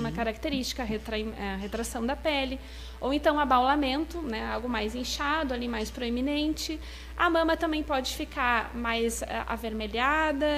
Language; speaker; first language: Portuguese; native; Portuguese